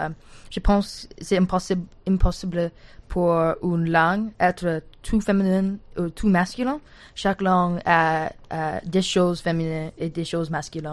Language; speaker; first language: French; non-native, learner; English